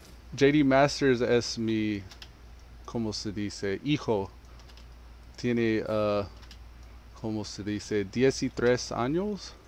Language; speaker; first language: Spanish; non-native, learner; English